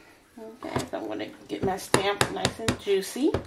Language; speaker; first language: English; native; English